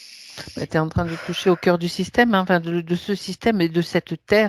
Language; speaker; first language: French; native; French